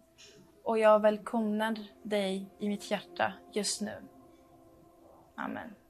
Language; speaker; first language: Swedish; early bilingual, other home language; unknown